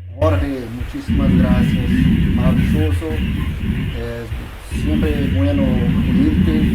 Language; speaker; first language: Spanish; non-native, learner; Portuguese